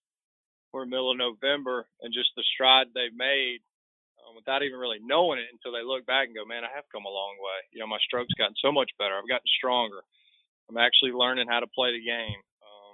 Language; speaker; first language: English; native; English